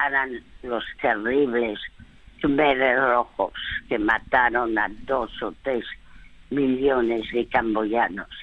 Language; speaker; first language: Spanish; early bilingual, other home language; French